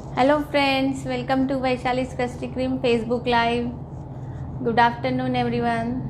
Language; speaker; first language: English; non-native, local second language; Hindi